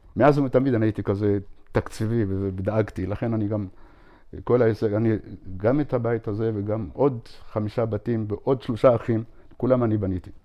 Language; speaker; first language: Hebrew; non-native, local second language; Arabic